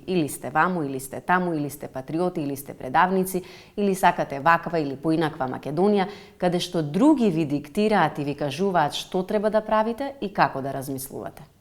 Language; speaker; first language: Macedonian; native; Macedonian